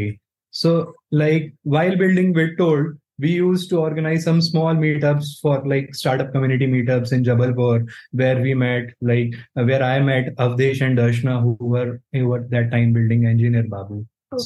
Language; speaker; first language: English; non-native, local second language; Hindi